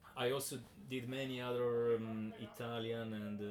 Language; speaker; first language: English; non-native, learner; Italian